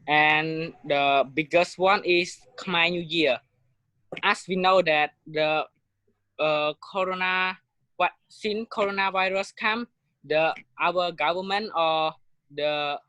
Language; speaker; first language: English; non-native, learner; Khmer